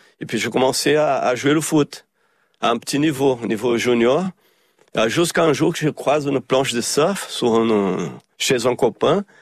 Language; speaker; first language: French; early bilingual, heritage; Portuguese